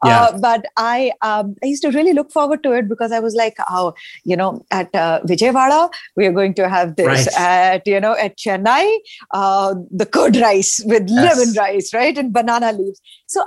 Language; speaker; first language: English; non-native, local second language; Hindi